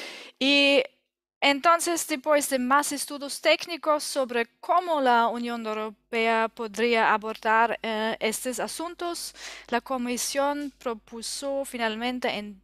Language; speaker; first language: Spanish; non-native, learner; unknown